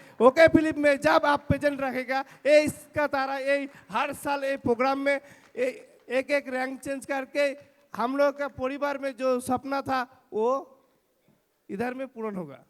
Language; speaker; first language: Hindi; non-native, local second language; Bangla